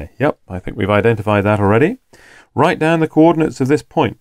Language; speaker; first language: English; native; English